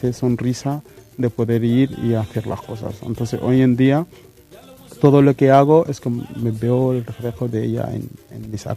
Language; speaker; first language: Spanish; non-native, fluent; Mandingo